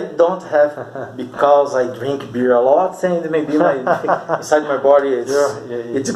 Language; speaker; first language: English; non-native, learner; Portuguese